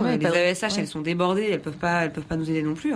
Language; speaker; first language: French; native; French